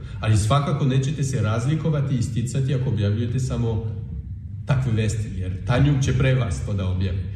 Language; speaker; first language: Serbian; non-native, fluent; French